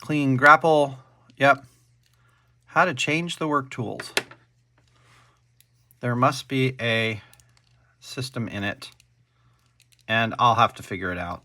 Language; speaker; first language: English; native; English